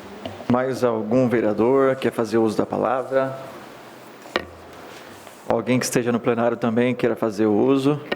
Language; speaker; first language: Portuguese; native; Portuguese